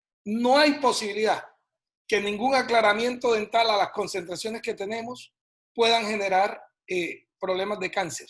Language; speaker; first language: Spanish; native; Spanish